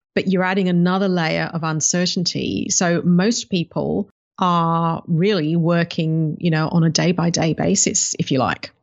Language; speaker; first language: English; native; English